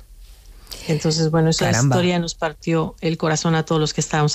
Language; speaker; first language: Spanish; native; Spanish